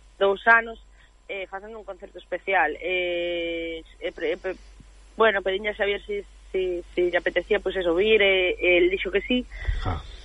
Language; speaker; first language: Galician; native; Galician